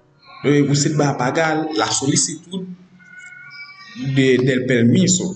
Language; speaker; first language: Spanish; non-native, learner; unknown